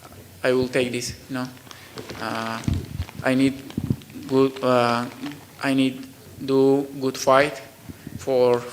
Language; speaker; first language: English; non-native, learner; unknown